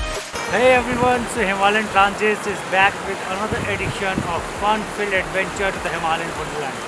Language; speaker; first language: English; non-native, local second language; Hindi